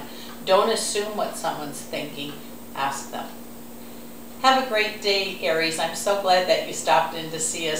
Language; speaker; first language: English; native; English